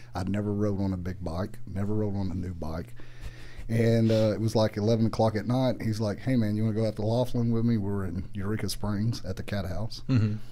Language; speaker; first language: English; native; English